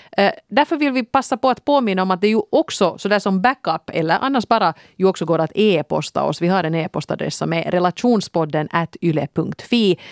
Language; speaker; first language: Swedish; native; Swedish